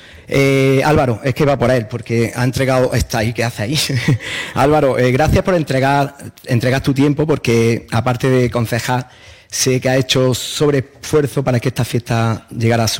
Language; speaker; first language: Spanish; native; Spanish